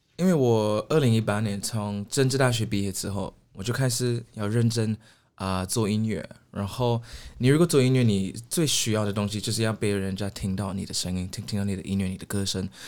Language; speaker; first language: Chinese; non-native, fluent; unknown